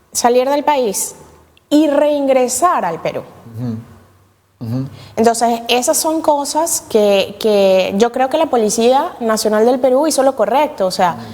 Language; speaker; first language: Spanish; native; Spanish